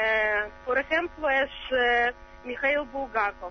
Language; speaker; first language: Spanish; non-native, learner; Ukrainian